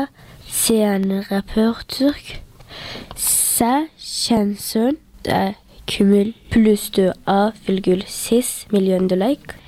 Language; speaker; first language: French; non-native, learner; Turkish